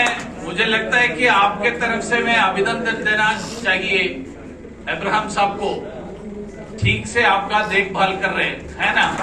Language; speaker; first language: Hindi; non-native, local second language; Malayalam